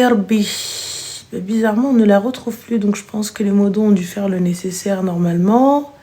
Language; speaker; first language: French; early bilingual, other home language; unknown